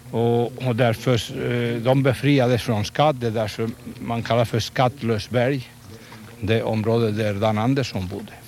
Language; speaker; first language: Swedish; non-native, fluent; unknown